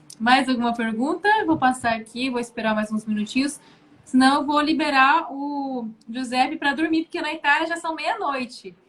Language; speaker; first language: Portuguese; native; Portuguese